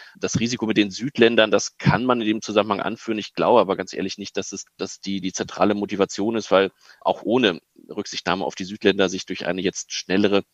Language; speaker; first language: German; native; German